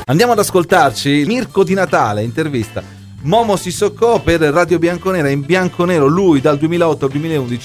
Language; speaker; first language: Italian; native; Italian